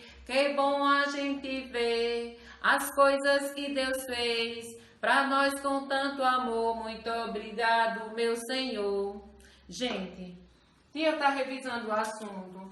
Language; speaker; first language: Portuguese; native; Portuguese